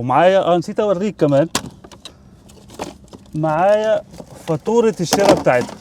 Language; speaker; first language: Arabic; native; Arabic